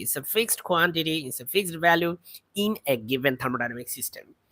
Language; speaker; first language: English; non-native, local second language; Bangla